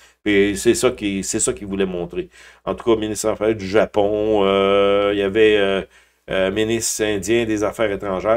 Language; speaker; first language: French; native; French